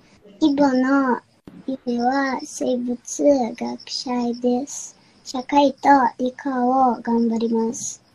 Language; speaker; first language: Japanese; early bilingual, other home language; Portuguese